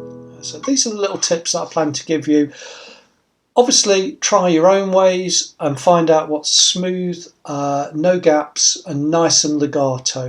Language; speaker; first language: English; native; English